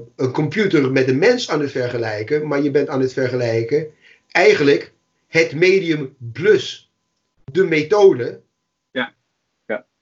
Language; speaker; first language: Dutch; non-native, fluent; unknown